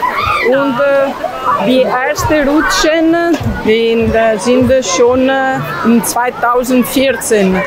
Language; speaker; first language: German; non-native, learner; Italian